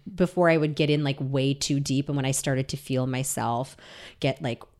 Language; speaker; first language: English; early bilingual, other home language; Russian